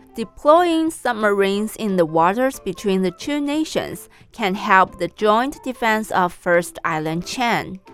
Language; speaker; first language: English; non-native, fluent; Chinese